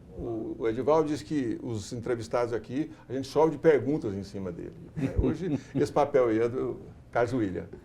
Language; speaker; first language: Portuguese; native; Portuguese